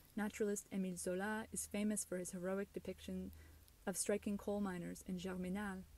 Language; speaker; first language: English; native; English